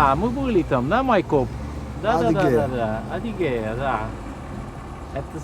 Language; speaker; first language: Russian; non-native, fluent; Dutch